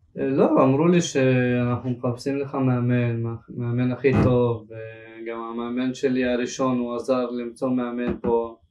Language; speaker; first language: Hebrew; early bilingual, other home language; Ukrainian